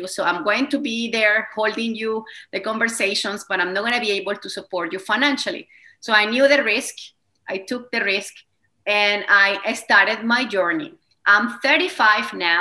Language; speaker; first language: English; non-native, fluent; Spanish